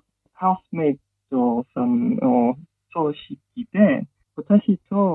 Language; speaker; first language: Japanese; non-native, learner; English